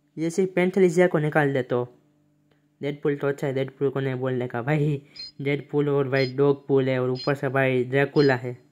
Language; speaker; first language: Hindi; non-native, local second language; Gujarati